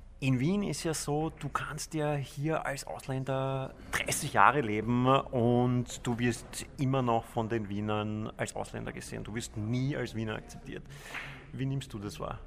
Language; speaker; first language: German; native; German